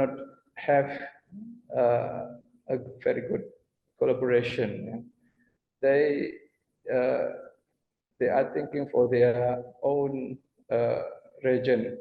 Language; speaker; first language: English; non-native, fluent; Banjar